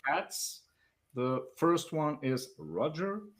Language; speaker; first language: English; non-native, learner; French